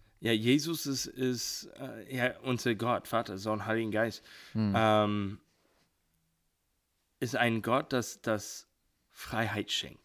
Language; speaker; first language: German; non-native, learner; English